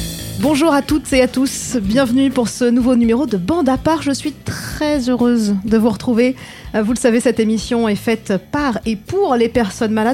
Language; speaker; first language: French; native; French